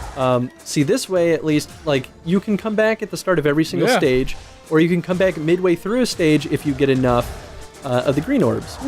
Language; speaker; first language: English; native; English